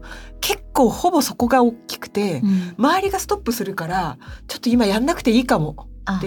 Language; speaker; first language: Japanese; native; Japanese